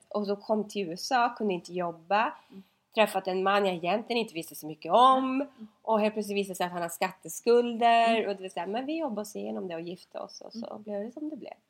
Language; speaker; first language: Swedish; native; Swedish